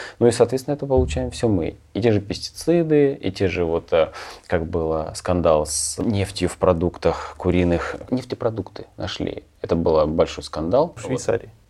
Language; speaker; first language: Russian; native; Russian